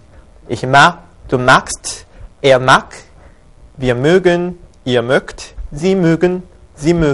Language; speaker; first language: German; non-native, learner; Korean